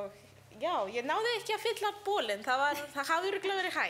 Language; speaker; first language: Icelandic; early bilingual, heritage; Icelandic